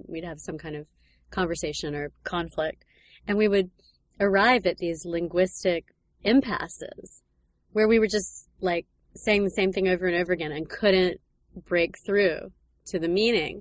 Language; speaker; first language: English; native; English